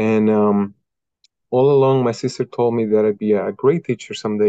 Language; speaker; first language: English; non-native, fluent; Spanish